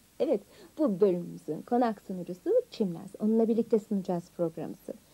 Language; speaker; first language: Turkish; native; Turkish